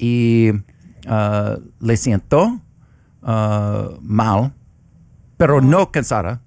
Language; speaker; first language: Spanish; non-native, learner; English